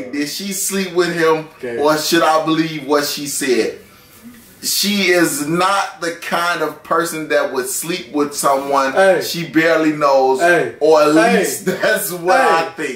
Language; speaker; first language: English; native; English